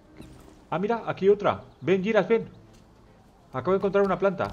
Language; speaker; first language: Spanish; native; Spanish